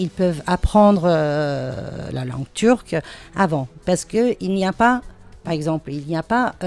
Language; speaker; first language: French; non-native, fluent; Turkish